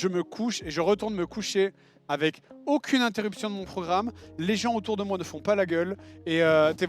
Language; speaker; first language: French; native; French